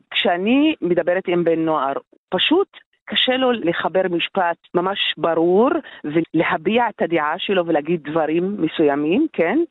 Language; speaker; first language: Hebrew; non-native, local second language; Arabic